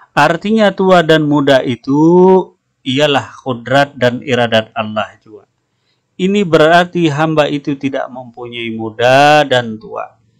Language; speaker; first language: Indonesian; non-native, local second language; Banjar